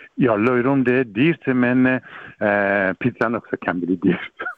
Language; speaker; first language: Swedish; non-native, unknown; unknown